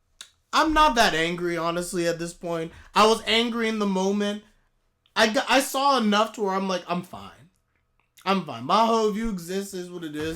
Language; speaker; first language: English; native; English